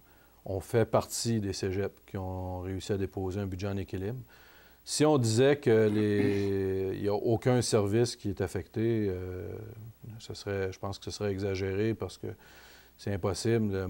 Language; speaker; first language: French; native; French